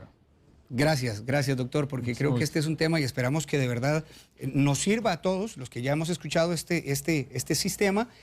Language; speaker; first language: Spanish; native; Spanish